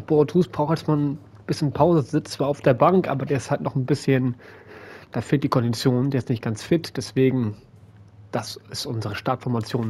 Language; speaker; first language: German; native; German